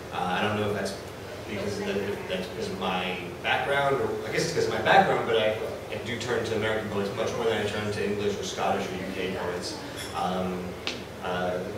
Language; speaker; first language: English; native; English